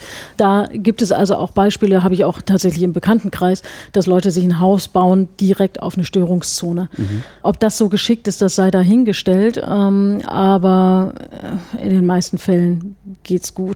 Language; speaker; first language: German; native; German